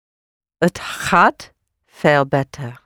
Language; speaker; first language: Dutch; non-native, learner; English